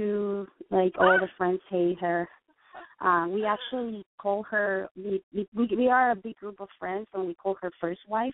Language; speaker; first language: English; non-native, fluent; Spanish